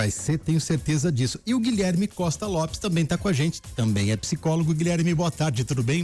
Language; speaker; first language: Portuguese; native; Portuguese